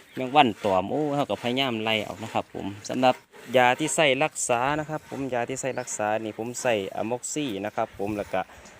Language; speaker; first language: Thai; native; Thai